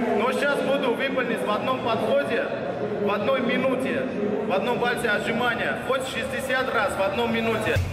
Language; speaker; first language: Russian; non-native, learner; Armenian